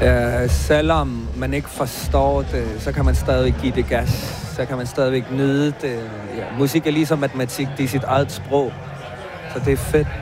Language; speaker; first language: Danish; non-native, local second language; Kalaallisut